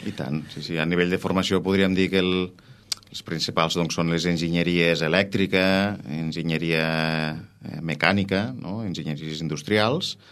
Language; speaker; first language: Catalan; native; Catalan